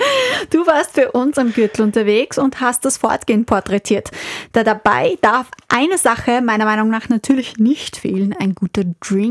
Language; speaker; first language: German; native; German